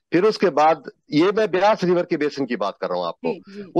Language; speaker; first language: Hindi; native; Hindi